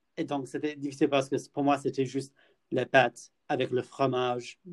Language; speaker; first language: French; non-native, learner; English